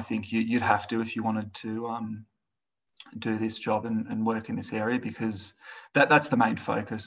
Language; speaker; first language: English; native; English